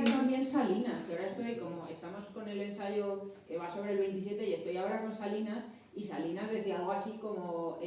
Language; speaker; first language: Spanish; native; Spanish